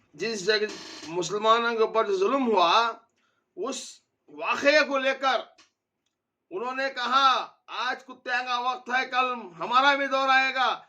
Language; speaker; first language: Hindi; native; Hindi